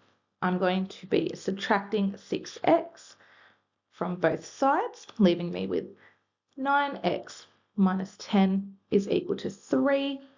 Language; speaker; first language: English; native; English